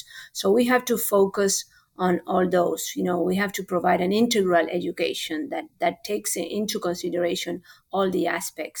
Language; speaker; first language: English; non-native, fluent; Spanish